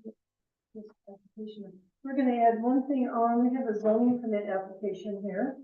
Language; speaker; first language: English; native; English